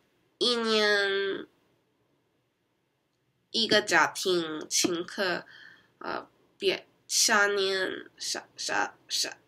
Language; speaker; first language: Chinese; non-native, learner; Korean